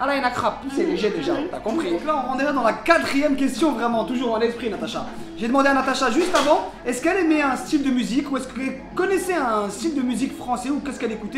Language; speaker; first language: French; native; French